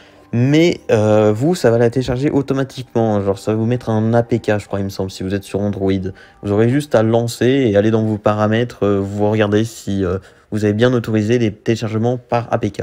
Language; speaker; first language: French; native; French